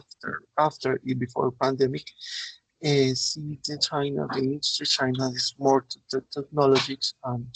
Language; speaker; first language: English; non-native, learner; Spanish